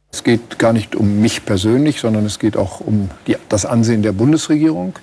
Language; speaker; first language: German; native; German